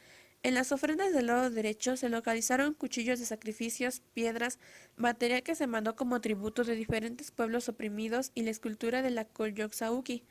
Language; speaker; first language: Spanish; native; Spanish